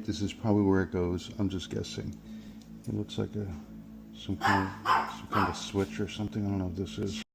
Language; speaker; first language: English; native; English